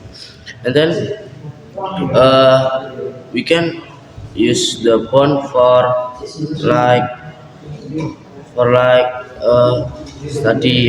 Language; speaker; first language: English; non-native, learner; Indonesian